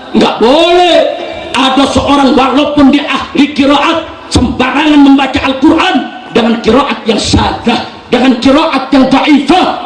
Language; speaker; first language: Indonesian; native; Indonesian